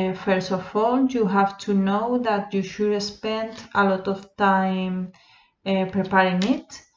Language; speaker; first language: English; non-native, fluent; Spanish